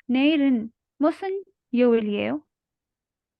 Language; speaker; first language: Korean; non-native, learner; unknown